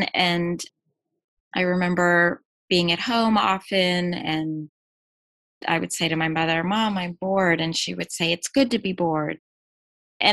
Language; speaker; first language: English; native; English